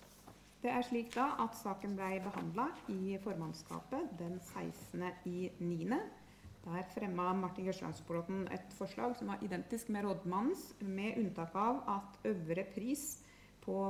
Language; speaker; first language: Norwegian; native; Norwegian